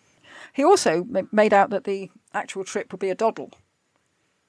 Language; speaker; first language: English; native; English